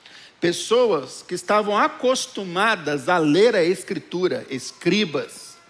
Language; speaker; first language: Portuguese; native; Portuguese